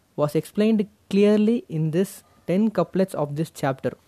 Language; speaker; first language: English; non-native, local second language; Tamil